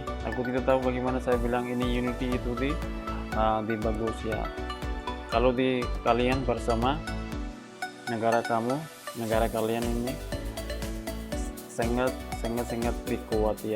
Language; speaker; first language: Indonesian; non-native, learner; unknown